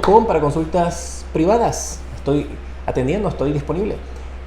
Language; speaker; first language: Spanish; native; Spanish